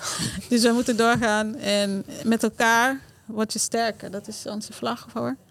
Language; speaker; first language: Dutch; non-native, learner; Haitian Creole